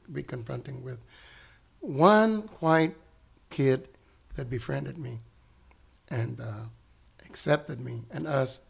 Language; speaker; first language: English; early bilingual, other home language; Spanish